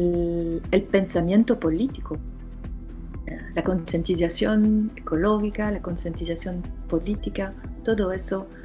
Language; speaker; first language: Spanish; non-native, fluent; French